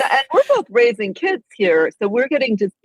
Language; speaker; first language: English; native; English